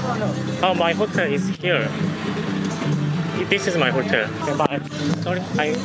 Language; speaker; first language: English; non-native, learner; Korean